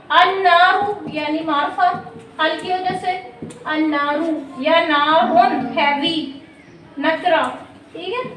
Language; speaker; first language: Urdu; native; Urdu